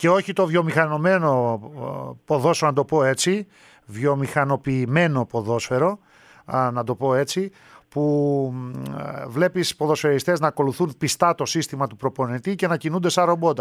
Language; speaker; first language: Greek; native; Greek